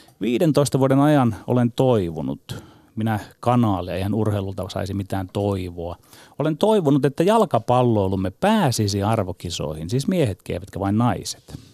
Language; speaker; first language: Finnish; native; Finnish